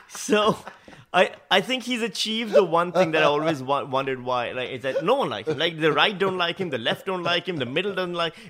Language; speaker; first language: English; non-native, local second language; Urdu